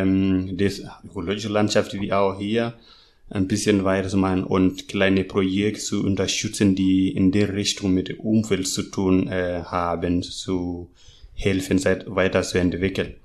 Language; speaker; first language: German; non-native, learner; Masai